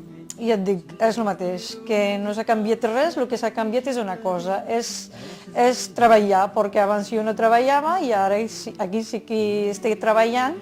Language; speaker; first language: Catalan; non-native, fluent; Riffian